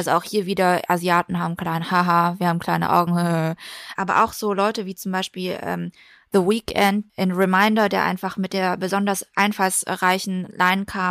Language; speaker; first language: German; early bilingual, other home language; Vietnamese